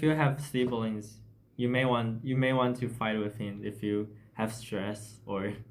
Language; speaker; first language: English; non-native, learner; Chinese